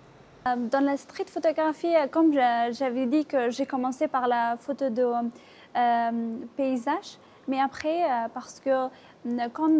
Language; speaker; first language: French; non-native, fluent; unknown